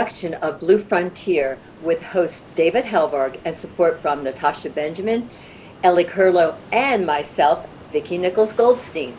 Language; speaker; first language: English; native; English